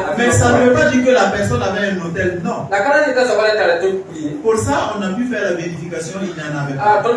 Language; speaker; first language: French; non-native, local second language; Mossi